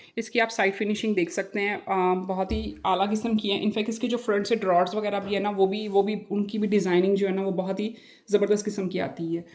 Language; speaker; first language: Urdu; non-native, local second language; Punjabi